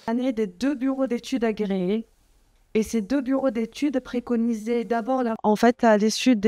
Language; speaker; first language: French; native; French